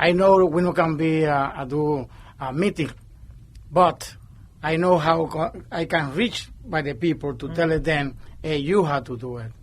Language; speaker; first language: English; non-native, learner; Spanish